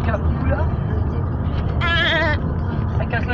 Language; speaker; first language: French; native; French